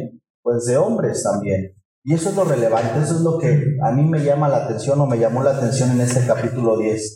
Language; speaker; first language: Spanish; native; Spanish